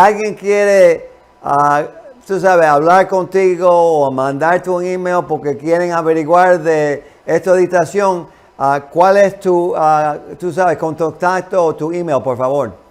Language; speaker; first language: Spanish; non-native, fluent; English